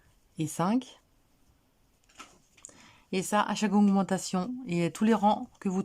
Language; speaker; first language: French; native; French